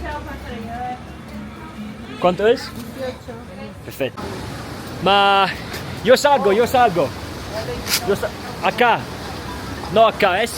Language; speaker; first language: Spanish; non-native, learner; Italian